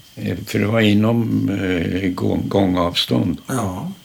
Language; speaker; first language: Swedish; early bilingual, other home language; German